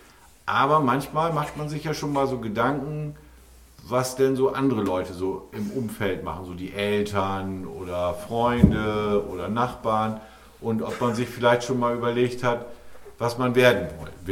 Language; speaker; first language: German; native; German